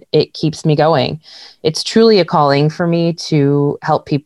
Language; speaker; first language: English; native; English